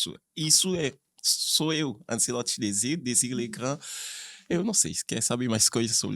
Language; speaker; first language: Portuguese; non-native, fluent; Haitian Creole